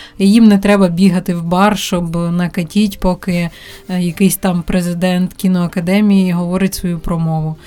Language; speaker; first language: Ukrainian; non-native, local second language; Russian